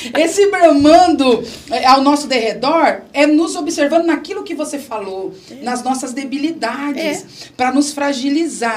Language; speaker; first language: Portuguese; native; Portuguese